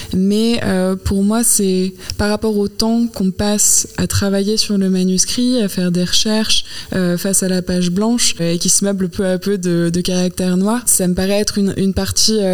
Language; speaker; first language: French; native; French